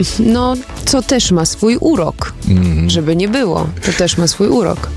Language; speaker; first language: Polish; early bilingual, heritage; Polish